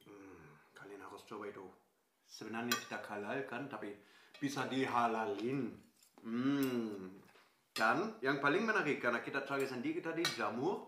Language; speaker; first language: Indonesian; non-native, fluent; German